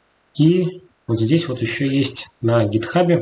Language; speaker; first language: Russian; native; Russian